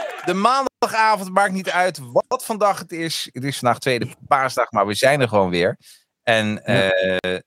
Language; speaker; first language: Dutch; native; Dutch